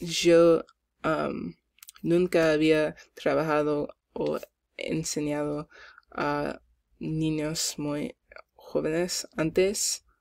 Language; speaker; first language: Spanish; non-native, learner; English